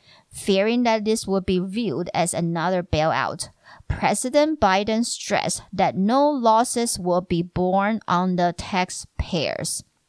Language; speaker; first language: English; non-native, fluent; Chinese